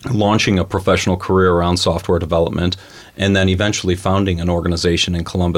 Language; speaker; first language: English; native; English